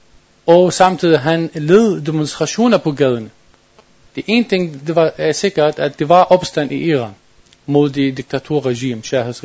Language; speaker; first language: Danish; non-native, learner; Arabic